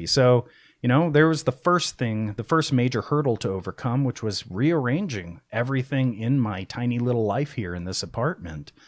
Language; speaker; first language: English; native; English